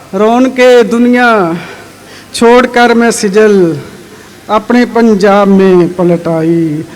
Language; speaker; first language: Urdu; non-native, local second language; Punjabi